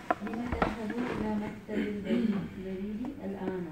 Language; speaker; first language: Arabic; non-native, learner; Urdu